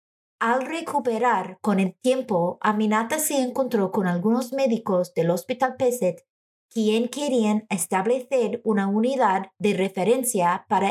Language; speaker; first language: Spanish; non-native, fluent; English